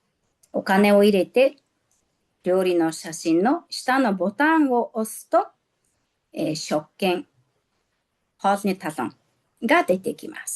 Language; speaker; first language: Japanese; non-native, fluent; Mongolian